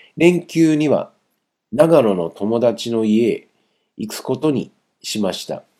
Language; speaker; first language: Japanese; non-native, fluent; Chinese